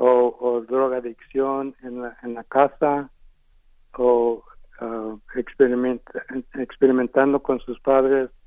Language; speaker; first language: Spanish; early bilingual, heritage; Spanish